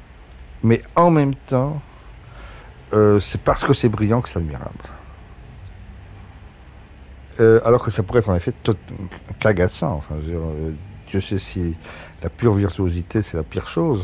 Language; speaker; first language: French; native; French